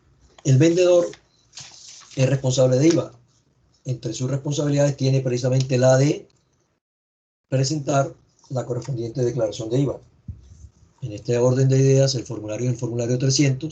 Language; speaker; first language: Spanish; native; Spanish